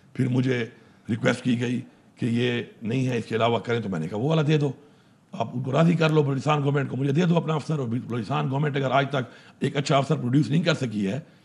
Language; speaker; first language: Urdu; non-native, local second language; Pashto